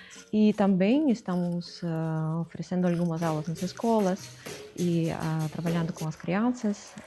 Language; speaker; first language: Portuguese; non-native, fluent; Russian